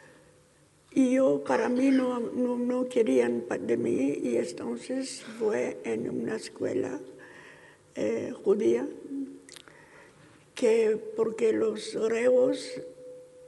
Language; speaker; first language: Spanish; early bilingual, heritage; Ladino